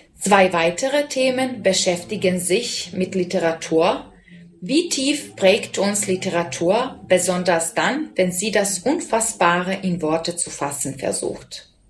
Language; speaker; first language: German; non-native, fluent; Serbian